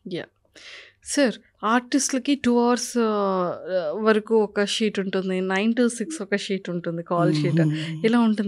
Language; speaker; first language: Telugu; native; Telugu